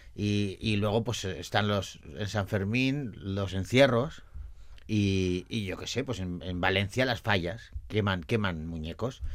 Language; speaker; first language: Spanish; native; Spanish